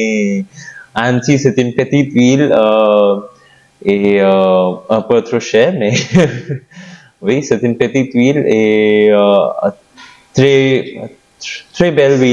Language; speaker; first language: French; non-native, learner; Hindi